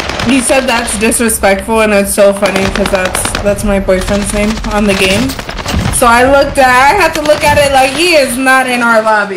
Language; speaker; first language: English; early bilingual, other home language; Spanish